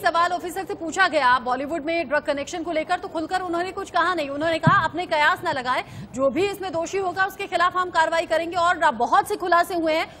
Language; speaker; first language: Hindi; native; Hindi